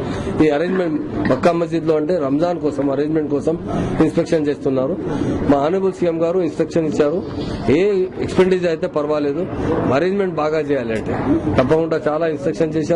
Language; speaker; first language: Telugu; non-native, local second language; Urdu